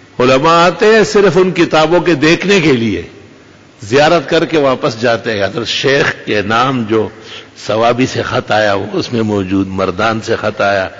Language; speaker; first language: Urdu; non-native, local second language; Pashto